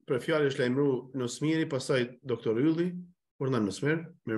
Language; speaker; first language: Albanian; native; Albanian